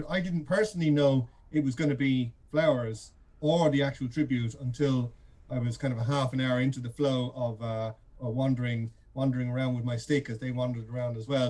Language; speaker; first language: English; native; English